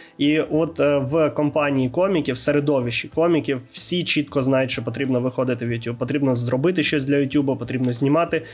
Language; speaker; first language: Ukrainian; non-native, local second language; Russian